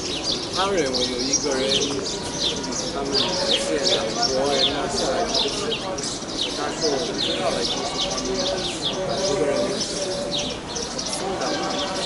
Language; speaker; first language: Chinese; non-native, fluent; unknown